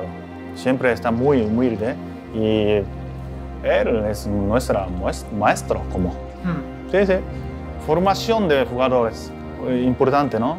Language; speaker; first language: Spanish; non-native, learner; Japanese